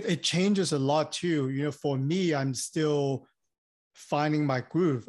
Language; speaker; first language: English; non-native, local second language; Cantonese